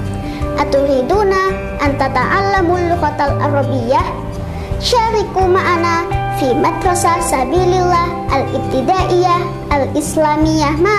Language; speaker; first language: Arabic; non-native, learner; Indonesian